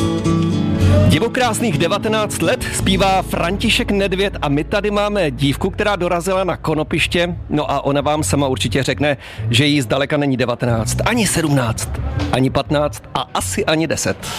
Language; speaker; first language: Czech; native; Czech